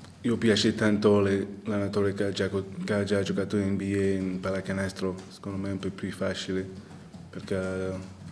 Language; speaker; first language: Italian; non-native, local second language; French